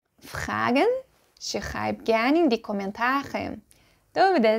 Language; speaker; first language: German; non-native, fluent; Portuguese